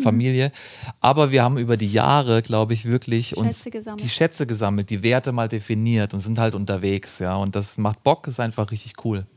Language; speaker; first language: German; native; German